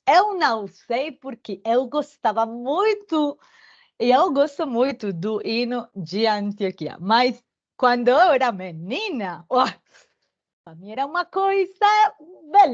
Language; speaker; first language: Portuguese; non-native, learner; Spanish